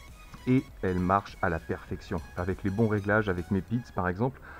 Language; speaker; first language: French; native; French